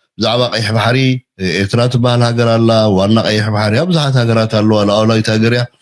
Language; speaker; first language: Tigrinya; native; Tigrinya